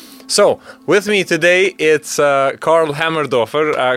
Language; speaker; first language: English; non-native, fluent; Albanian